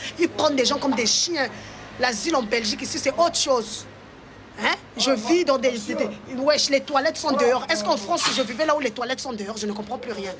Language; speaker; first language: French; non-native, local second language; Lingala